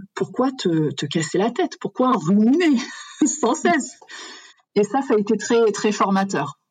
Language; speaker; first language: French; native; French